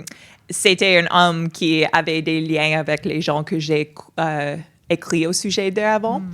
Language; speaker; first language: French; non-native, fluent; English